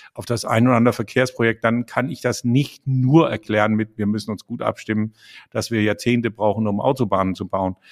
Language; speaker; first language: German; non-native, fluent; Danish